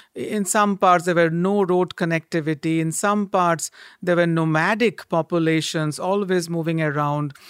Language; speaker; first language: English; non-native, local second language; Bangla